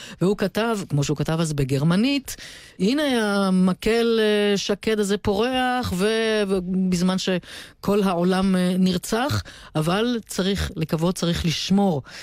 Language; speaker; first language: Hebrew; native; Hebrew